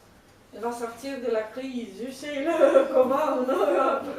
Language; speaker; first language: French; non-native, learner; Spanish